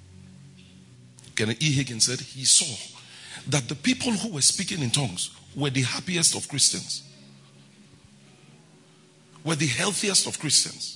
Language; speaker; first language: English; non-native, local second language; Bini